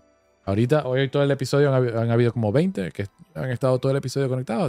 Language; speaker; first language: Spanish; native; Spanish